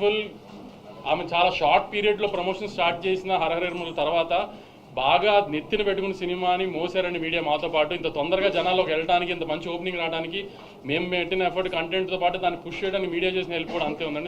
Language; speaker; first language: Telugu; native; Telugu